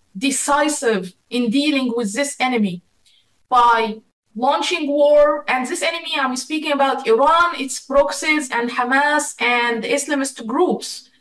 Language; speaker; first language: English; non-native, fluent; Arabic